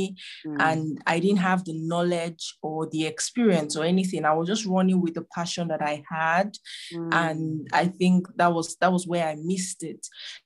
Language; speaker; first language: English; non-native, local second language; Igbo